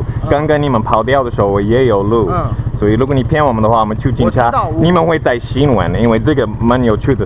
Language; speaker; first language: Chinese; non-native, fluent; English